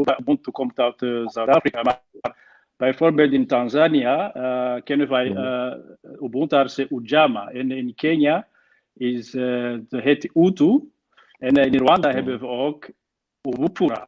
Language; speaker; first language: Dutch; non-native, fluent; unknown